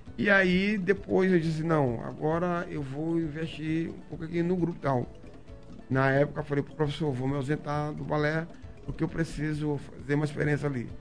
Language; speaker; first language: Portuguese; native; Portuguese